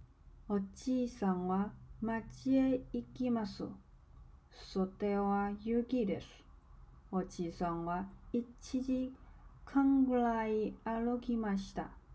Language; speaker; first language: Japanese; non-native, learner; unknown